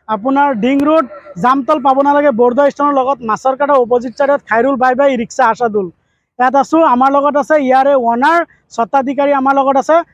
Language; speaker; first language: Assamese; non-native, local second language; Bangla